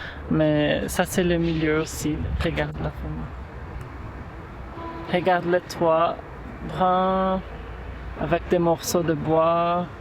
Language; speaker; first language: French; non-native, fluent; Portuguese